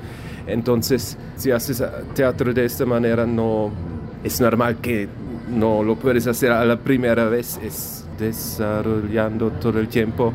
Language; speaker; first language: Spanish; non-native, fluent; Czech